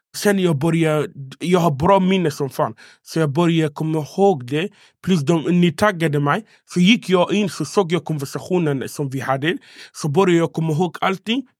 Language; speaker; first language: Swedish; non-native, fluent; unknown